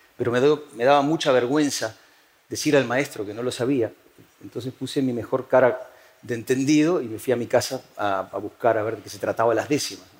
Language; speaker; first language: Spanish; native; Spanish